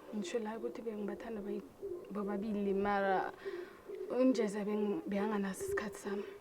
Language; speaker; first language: Zulu; non-native, local second language; South Ndebele